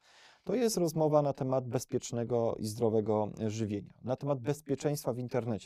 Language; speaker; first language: Polish; native; Polish